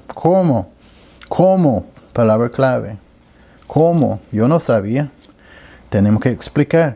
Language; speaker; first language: Spanish; non-native, learner; English